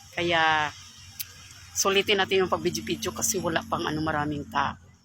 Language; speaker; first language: Filipino; non-native, local second language; Cebuano